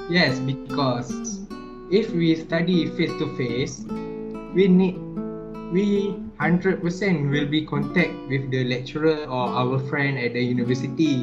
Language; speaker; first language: English; non-native, learner; Malay